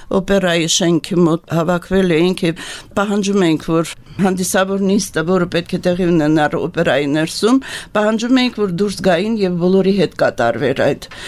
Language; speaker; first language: Armenian; native; Armenian